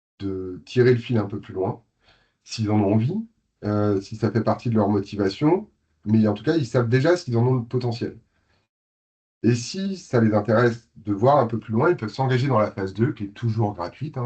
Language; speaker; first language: French; native; French